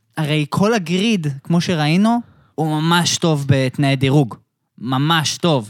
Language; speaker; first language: Hebrew; native; Hebrew